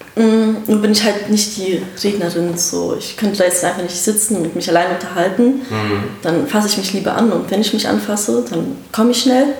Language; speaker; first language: German; early bilingual, other home language; Russian